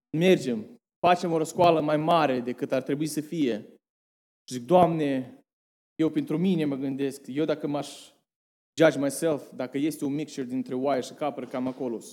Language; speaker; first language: Romanian; early bilingual, heritage; Romanian